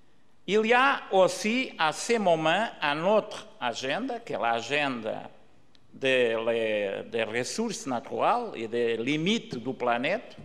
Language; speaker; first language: French; non-native, learner; Portuguese